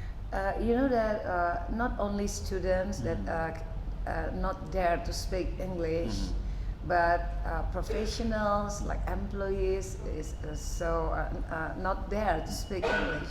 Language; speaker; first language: English; non-native, fluent; Indonesian